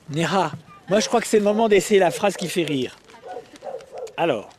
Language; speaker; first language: French; native; French